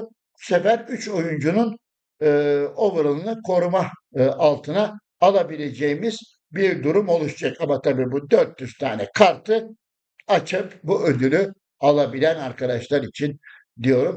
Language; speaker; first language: Turkish; native; Turkish